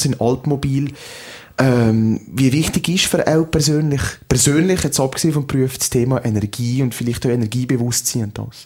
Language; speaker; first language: German; native; German